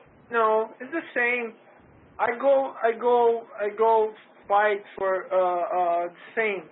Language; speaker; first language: English; non-native, learner; Portuguese